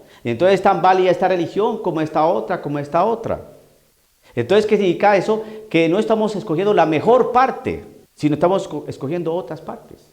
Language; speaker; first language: Spanish; native; Spanish